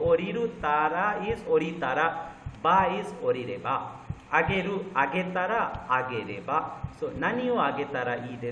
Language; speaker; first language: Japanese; non-native, fluent; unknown